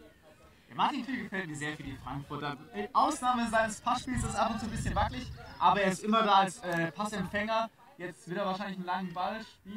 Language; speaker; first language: German; native; German